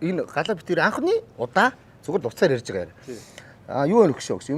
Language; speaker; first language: Mongolian; native; Mongolian